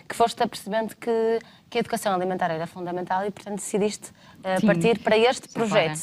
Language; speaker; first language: Portuguese; native; Portuguese